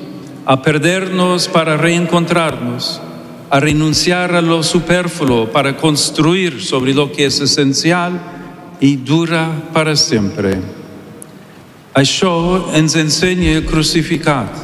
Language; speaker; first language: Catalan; non-native, learner; English